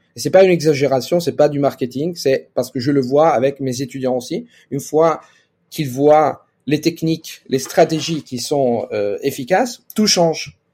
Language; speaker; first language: French; non-native, fluent; Italian